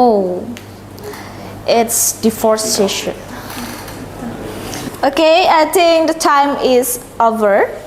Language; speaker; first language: English; non-native, learner; Indonesian